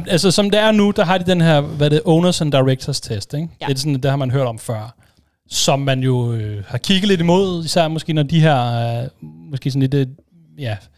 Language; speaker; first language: Danish; native; Danish